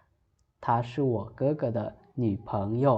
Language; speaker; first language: Chinese; non-native, fluent; Lao